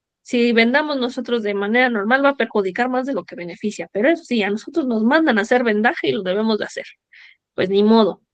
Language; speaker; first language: Spanish; native; Spanish